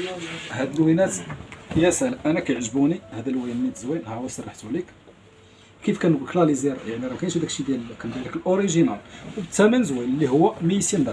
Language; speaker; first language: Arabic; native; Arabic